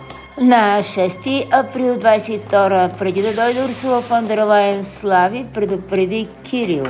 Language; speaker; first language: Bulgarian; native; Bulgarian